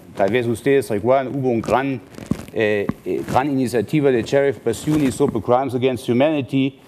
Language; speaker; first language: Spanish; non-native, fluent; German